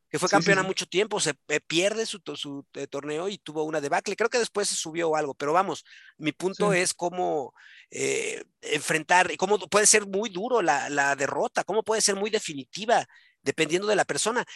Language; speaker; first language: Spanish; native; Spanish